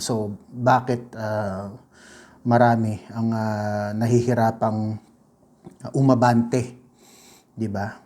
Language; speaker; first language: Filipino; native; Filipino